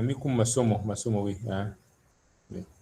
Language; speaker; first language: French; non-native, local second language; Swahili